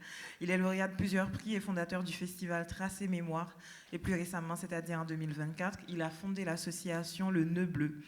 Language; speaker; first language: French; non-native, local second language; Haitian Creole